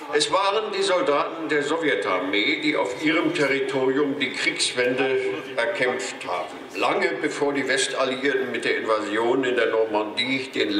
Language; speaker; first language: German; native; German